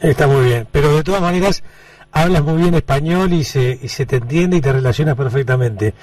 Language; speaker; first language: Spanish; native; Spanish